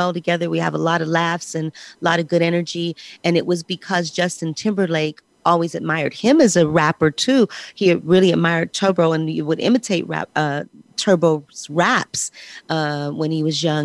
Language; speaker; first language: English; native; English